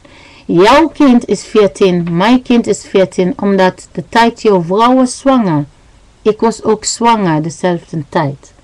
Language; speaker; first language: Dutch; non-native, learner; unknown